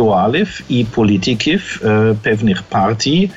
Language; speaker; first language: Ukrainian; non-native, fluent; German